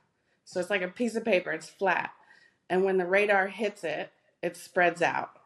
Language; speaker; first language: English; native; English